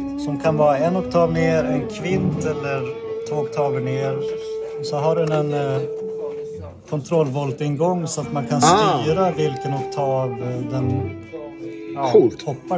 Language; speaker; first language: Swedish; native; Swedish